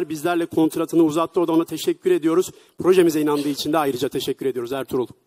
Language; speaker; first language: Turkish; native; Turkish